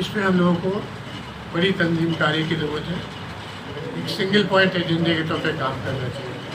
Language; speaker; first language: Hindi; native; Hindi